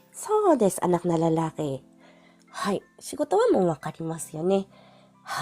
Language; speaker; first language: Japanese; non-native, fluent; Filipino